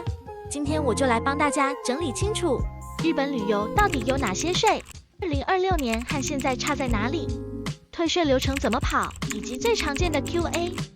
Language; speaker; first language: Chinese; native; Chinese